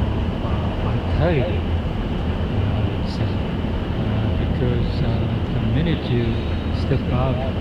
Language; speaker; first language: English; non-native, fluent; Japanese